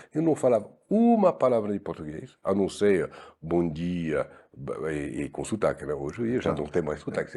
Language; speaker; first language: Portuguese; non-native, fluent; French